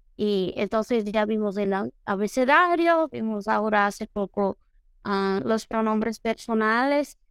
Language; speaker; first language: Spanish; non-native, fluent; Portuguese